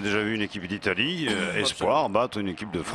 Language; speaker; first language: French; native; French